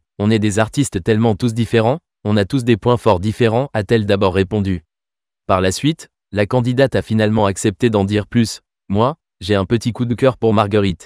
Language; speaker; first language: French; native; French